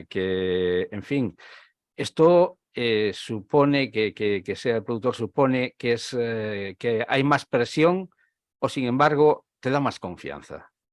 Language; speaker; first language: Spanish; native; Spanish